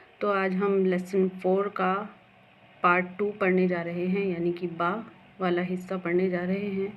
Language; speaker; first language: Hindi; native; Hindi